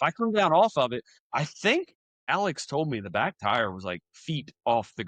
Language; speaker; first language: English; native; English